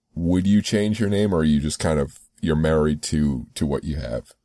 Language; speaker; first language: English; native; English